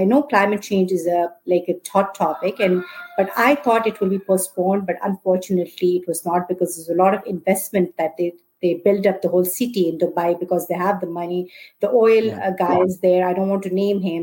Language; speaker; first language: English; non-native, local second language; Urdu